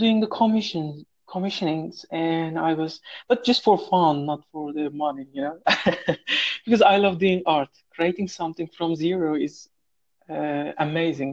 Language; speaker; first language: English; non-native, fluent; Turkish